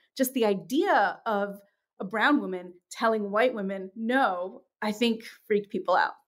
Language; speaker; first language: English; native; English